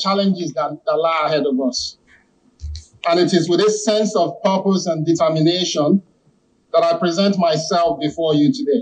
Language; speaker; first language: English; non-native, local second language; Yoruba